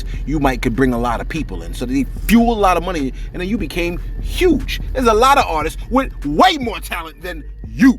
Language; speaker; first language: English; native; English